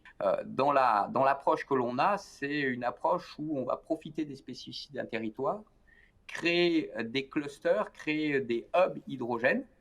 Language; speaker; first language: French; native; French